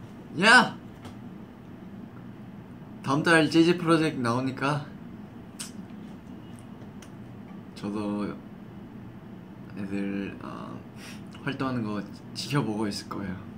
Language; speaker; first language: Korean; non-native, fluent; English